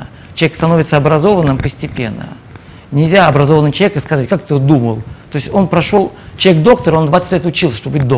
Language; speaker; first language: Russian; native; Russian